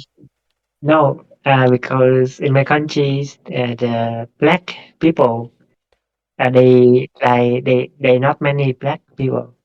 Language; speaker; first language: English; non-native, learner; Vietnamese